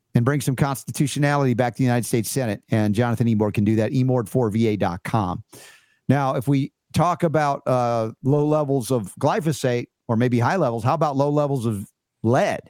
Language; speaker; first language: English; native; English